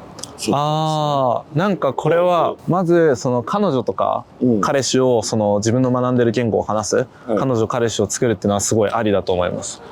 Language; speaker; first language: Japanese; native; Japanese